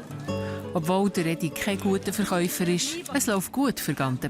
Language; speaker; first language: German; native; German